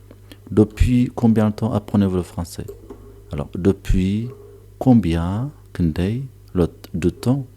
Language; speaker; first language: French; non-native, learner; Tigrinya